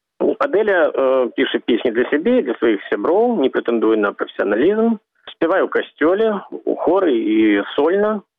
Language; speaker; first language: Belarusian; native; Belarusian